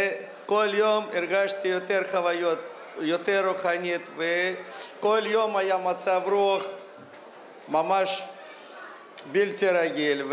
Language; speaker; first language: Hebrew; non-native, fluent; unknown